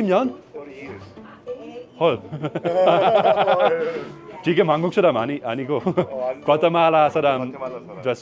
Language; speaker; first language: Korean; non-native, fluent; Dutch